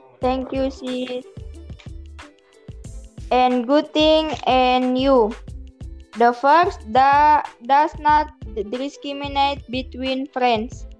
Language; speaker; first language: English; non-native, learner; Indonesian